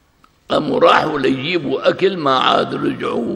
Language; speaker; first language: Arabic; native; Arabic